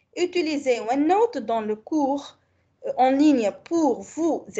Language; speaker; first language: French; non-native, local second language; Arabic